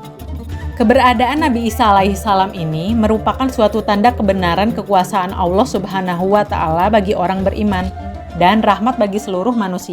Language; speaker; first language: Indonesian; native; Indonesian